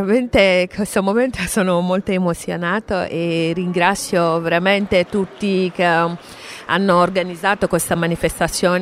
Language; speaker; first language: Italian; non-native, fluent; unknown